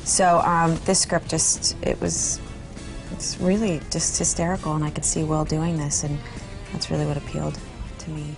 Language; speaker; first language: English; native; English